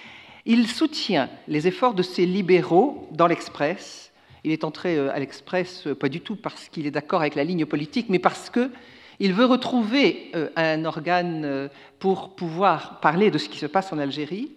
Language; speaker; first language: French; native; French